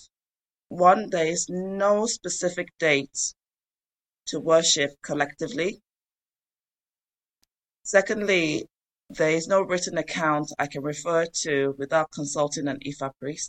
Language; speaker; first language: English; non-native, local second language; Yoruba